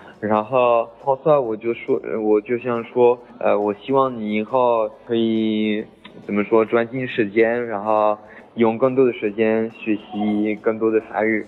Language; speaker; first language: Chinese; non-native, fluent; French